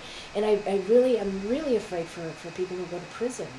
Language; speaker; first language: English; native; English